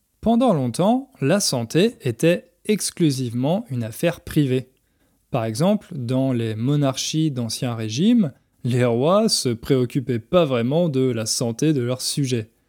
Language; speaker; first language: French; native; French